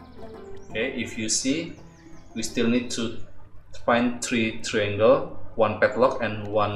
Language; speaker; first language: English; non-native, learner; Indonesian